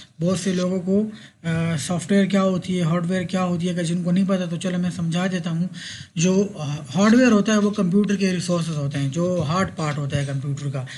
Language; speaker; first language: Urdu; non-native, local second language; Pashto